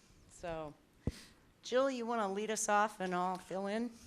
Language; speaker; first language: English; native; English